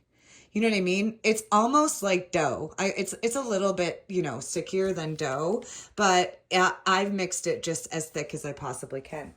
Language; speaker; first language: English; native; English